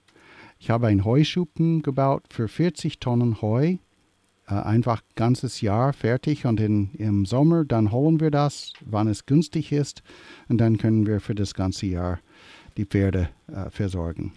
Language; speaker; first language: German; early bilingual, heritage; English